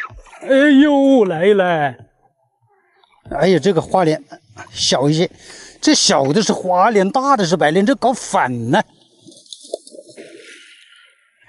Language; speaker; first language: Chinese; native; Chinese